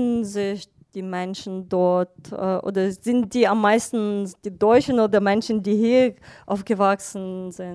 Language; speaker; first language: German; non-native, fluent; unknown